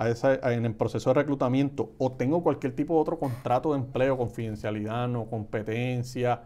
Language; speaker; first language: Spanish; native; Spanish